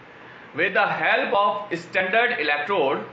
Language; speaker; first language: English; non-native, local second language; Hindi